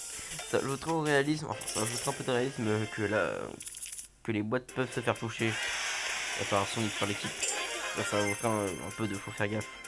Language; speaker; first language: French; native; French